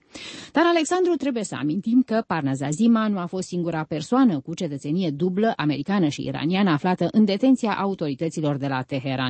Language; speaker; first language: Romanian; native; Romanian